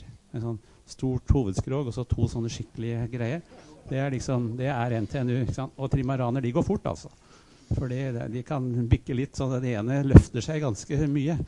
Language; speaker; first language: Norwegian; native; Norwegian